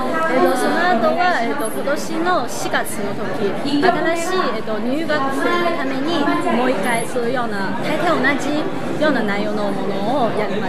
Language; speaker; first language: Japanese; non-native, fluent; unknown